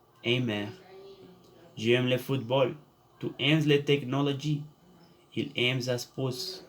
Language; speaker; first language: French; non-native, learner; Spanish